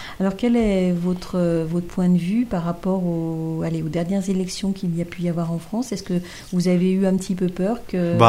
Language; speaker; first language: French; native; French